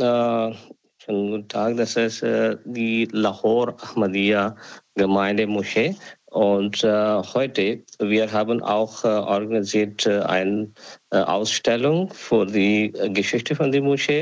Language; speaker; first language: German; non-native, learner; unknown